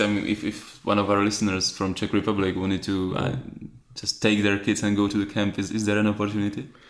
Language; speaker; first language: English; non-native, fluent; Czech